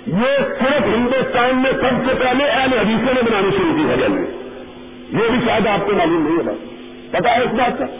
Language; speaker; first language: Urdu; non-native, local second language; Punjabi